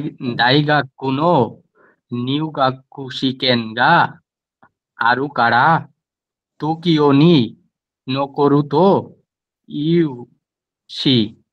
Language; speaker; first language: Japanese; non-native, learner; Bangla